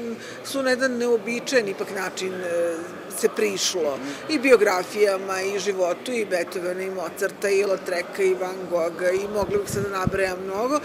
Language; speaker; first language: Serbian; native; Serbian